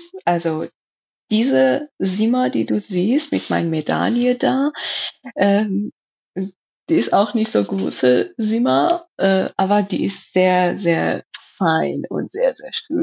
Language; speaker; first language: German; non-native, learner; Persian